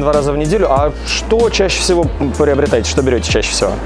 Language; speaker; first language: Russian; native; Russian